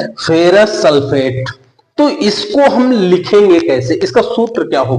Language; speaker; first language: Hindi; native; Hindi